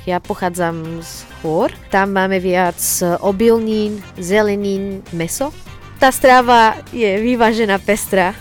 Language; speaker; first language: Slovak; non-native, fluent; Arabic